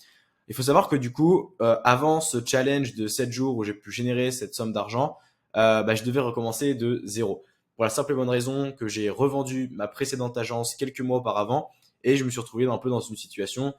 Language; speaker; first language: French; native; French